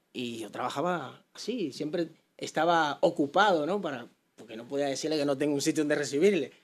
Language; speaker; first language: Spanish; native; Spanish